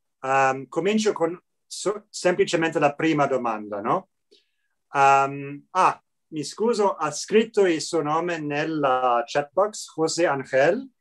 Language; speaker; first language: Italian; non-native, fluent; English